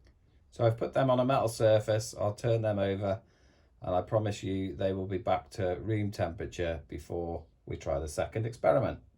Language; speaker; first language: English; native; English